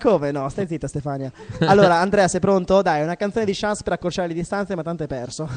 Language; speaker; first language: Italian; native; Italian